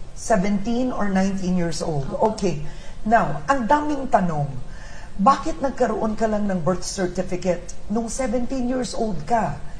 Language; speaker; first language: Filipino; native; Filipino